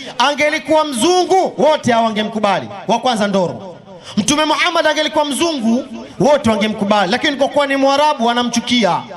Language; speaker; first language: Swahili; native; Swahili